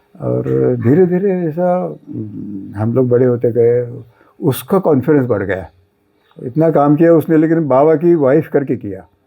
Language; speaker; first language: Hindi; non-native, local second language; Marathi